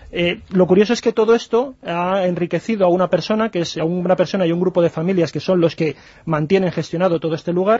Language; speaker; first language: Spanish; native; Spanish